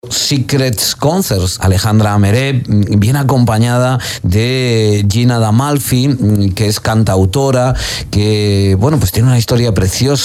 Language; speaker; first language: Spanish; native; Spanish